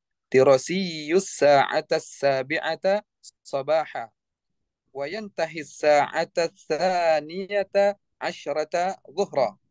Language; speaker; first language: Arabic; non-native, learner; Indonesian